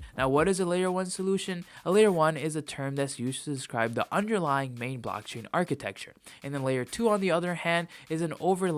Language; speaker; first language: English; native; English